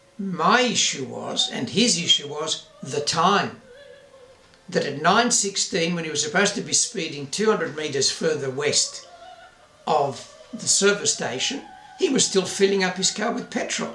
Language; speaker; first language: English; native; English